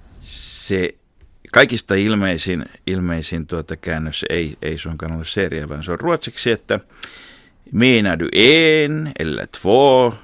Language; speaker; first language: Finnish; native; Finnish